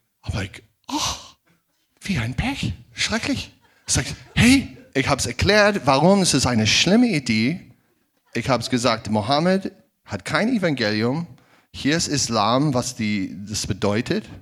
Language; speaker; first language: German; non-native, fluent; English